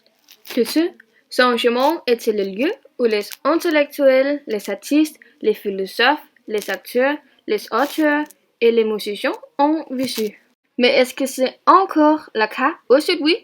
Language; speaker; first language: French; non-native, learner; Norwegian